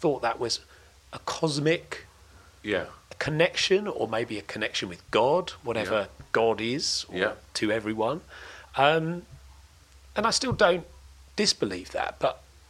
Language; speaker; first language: English; native; English